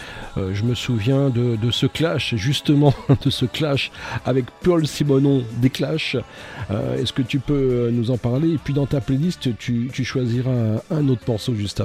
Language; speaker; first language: French; native; French